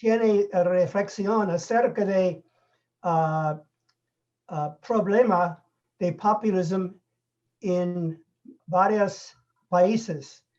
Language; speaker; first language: Spanish; non-native, learner; English